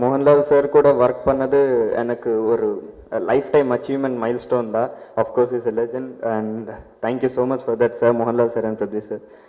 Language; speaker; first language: Tamil; non-native, learner; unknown